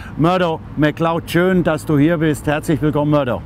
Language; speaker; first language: German; native; German